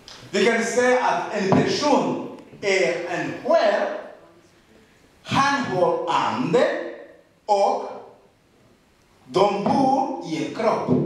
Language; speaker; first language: Swedish; non-native, learner; Rundi